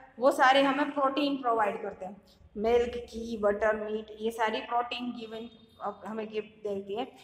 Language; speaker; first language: Hindi; non-native, local second language; Gujarati